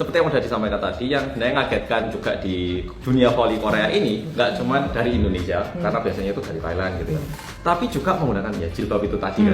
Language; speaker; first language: Indonesian; native; Indonesian